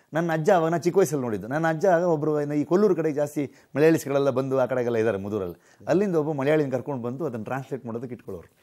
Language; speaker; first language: Kannada; native; Kannada